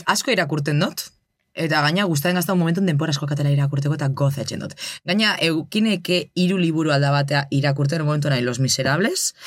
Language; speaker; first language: Basque; native; Basque